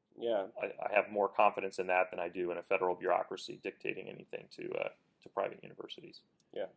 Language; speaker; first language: English; native; English